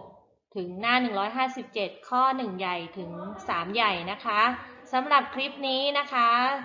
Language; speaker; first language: Thai; native; Thai